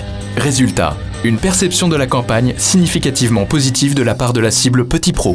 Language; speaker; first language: French; native; French